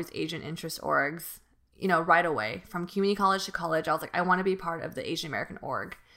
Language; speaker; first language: English; native; English